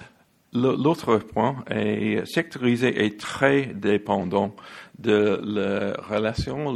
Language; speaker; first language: French; non-native, learner; English